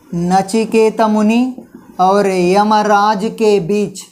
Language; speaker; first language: Hindi; non-native, local second language; Telugu